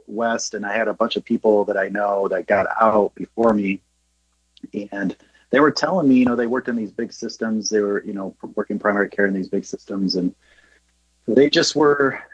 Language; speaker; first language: English; native; English